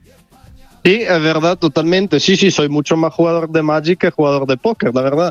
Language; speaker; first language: Spanish; non-native, fluent; Italian